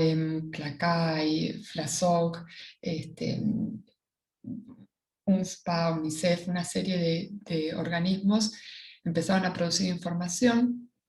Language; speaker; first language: Spanish; native; Spanish